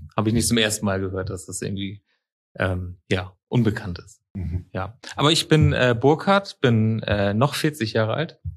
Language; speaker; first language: German; native; German